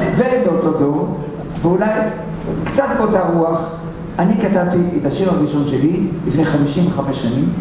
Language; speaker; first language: Hebrew; native; Hebrew